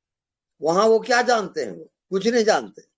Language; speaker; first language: Hindi; native; Hindi